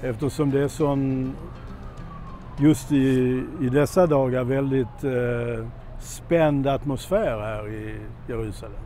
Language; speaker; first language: Swedish; non-native, fluent; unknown